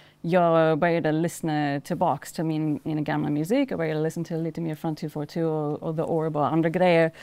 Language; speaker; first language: Swedish; non-native, fluent; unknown